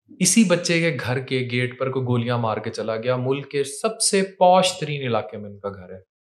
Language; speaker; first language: Urdu; non-native, local second language; Punjabi